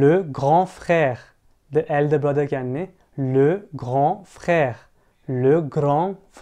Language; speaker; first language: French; early bilingual, other home language; Sinhala